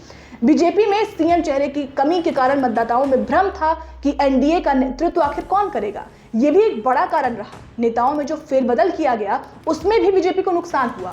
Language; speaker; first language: Hindi; native; Hindi